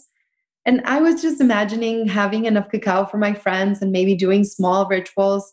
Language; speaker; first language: English; early bilingual, other home language; Spanish